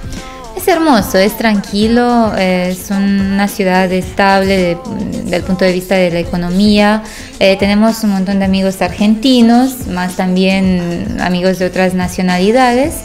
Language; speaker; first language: Spanish; non-native, fluent; Romanian